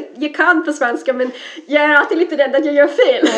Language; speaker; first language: Swedish; non-native, fluent; Dutch